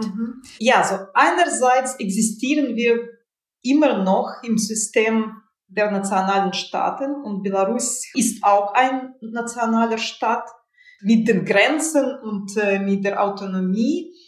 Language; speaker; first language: German; non-native, fluent; Russian